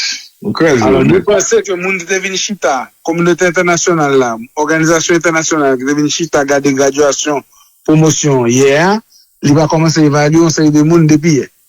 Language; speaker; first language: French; non-native, local second language; Haitian Creole